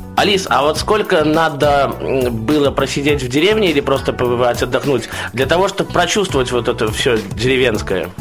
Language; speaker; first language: Russian; native; Russian